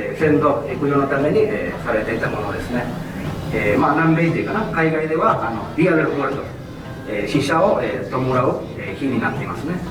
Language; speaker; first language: Japanese; early bilingual, heritage; Spanish